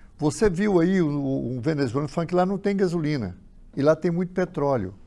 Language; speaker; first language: Portuguese; native; Portuguese